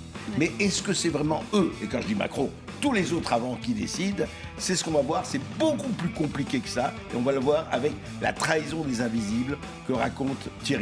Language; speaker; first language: French; native; French